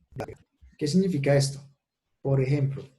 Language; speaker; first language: Spanish; native; Spanish